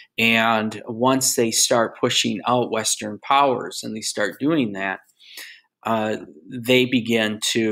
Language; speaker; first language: English; native; English